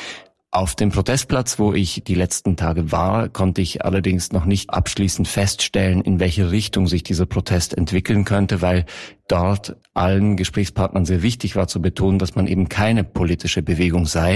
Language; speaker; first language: German; native; German